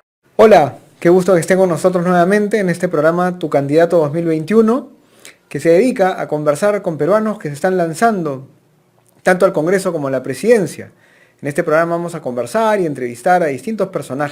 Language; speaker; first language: Spanish; native; Spanish